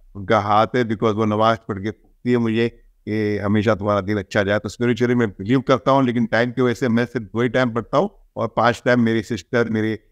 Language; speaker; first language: Hindi; native; Hindi